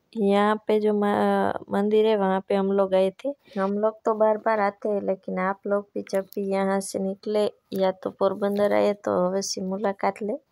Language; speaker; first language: Hindi; non-native, local second language; Gujarati